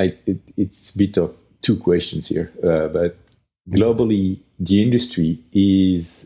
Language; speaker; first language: English; non-native, fluent; French